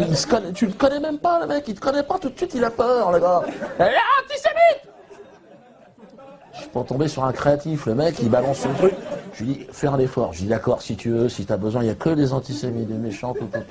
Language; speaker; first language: French; native; French